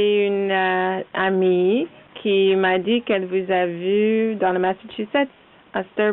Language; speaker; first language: French; non-native, learner; English